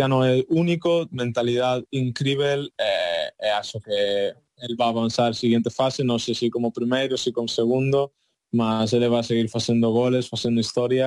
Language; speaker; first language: Portuguese; non-native, learner; Spanish